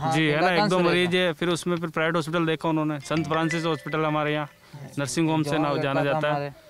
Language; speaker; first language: Hindi; native; Hindi